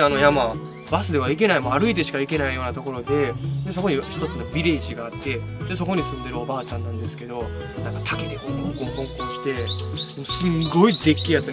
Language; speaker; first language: Japanese; native; Japanese